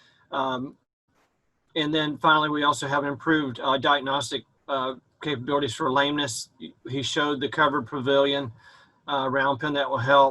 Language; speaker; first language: English; native; English